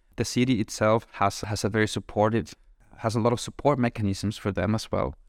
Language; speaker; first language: English; non-native, fluent; Spanish